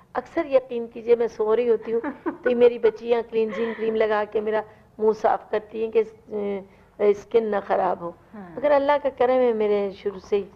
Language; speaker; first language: Urdu; non-native, local second language; Punjabi